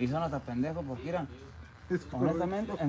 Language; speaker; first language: Spanish; native; Spanish